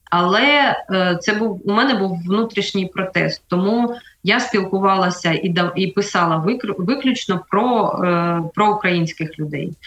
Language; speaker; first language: Ukrainian; native; Ukrainian